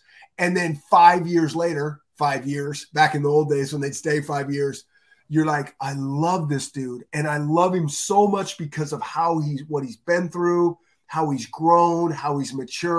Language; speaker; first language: English; native; English